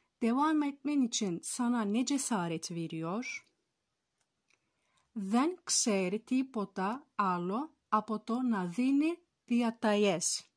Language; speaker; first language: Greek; non-native, fluent; Turkish